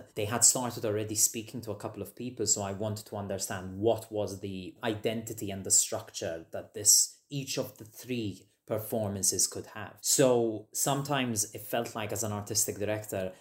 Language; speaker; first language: English; non-native, fluent; Maltese